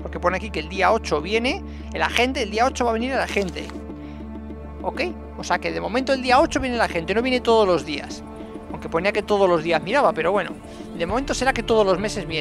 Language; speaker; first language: Spanish; native; Spanish